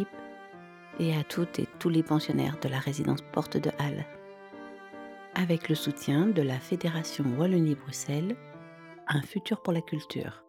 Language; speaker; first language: French; native; French